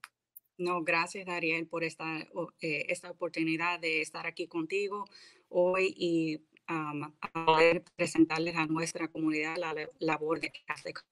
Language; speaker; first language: Spanish; early bilingual, heritage; English